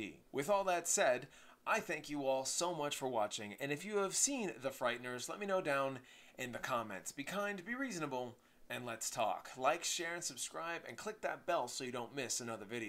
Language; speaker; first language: English; native; English